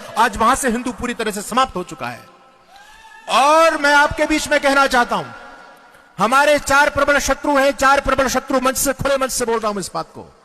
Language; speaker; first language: Hindi; native; Hindi